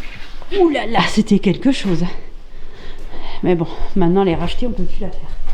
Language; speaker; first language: French; native; French